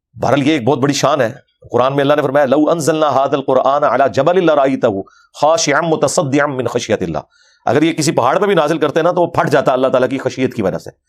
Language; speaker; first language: Urdu; non-native, local second language; Punjabi